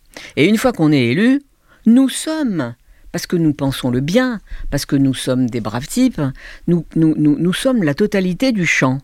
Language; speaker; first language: French; native; French